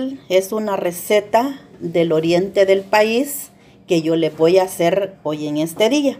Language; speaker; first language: Spanish; native; Spanish